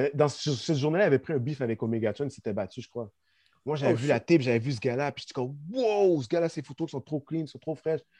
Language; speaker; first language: French; native; French